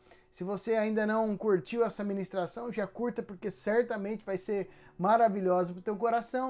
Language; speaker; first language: Portuguese; native; Portuguese